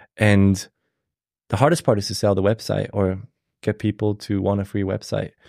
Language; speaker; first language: English; non-native, fluent; German